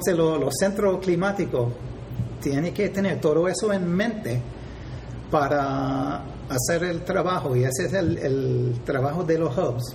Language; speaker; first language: Spanish; non-native, fluent; English